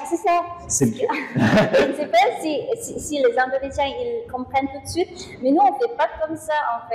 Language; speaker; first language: French; non-native, fluent; Indonesian